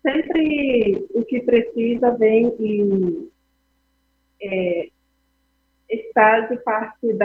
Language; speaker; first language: Portuguese; non-native, fluent; Spanish